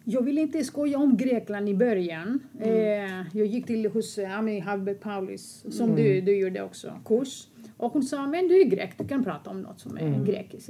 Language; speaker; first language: Swedish; non-native, fluent; Greek